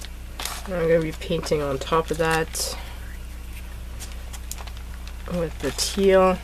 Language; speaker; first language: English; native; English